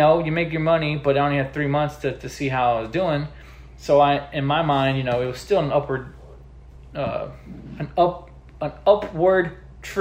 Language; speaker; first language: English; native; English